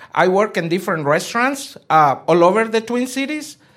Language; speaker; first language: English; non-native, fluent; Spanish